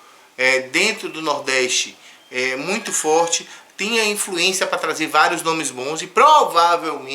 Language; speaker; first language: Portuguese; native; Portuguese